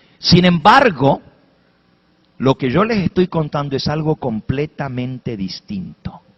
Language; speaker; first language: Spanish; early bilingual, heritage; Spanish